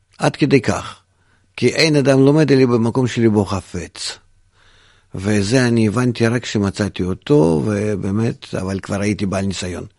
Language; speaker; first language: Hebrew; non-native, fluent; Russian